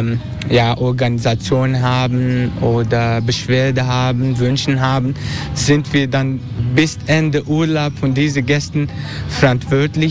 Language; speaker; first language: German; non-native, learner; Turkish